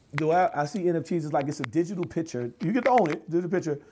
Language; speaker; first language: English; native; English